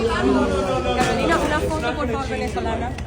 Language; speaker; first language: Spanish; native; Spanish